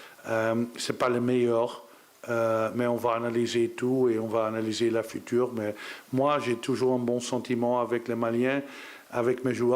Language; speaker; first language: French; non-native, learner; Dutch